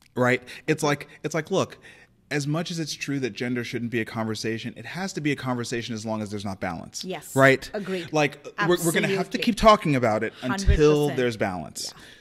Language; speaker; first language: English; native; English